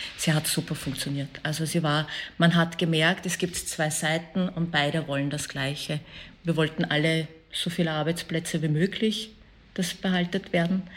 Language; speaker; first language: German; early bilingual, other home language; Persian